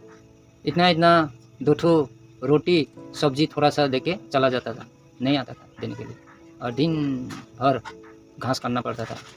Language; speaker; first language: Hindi; non-native, local second language; Nepali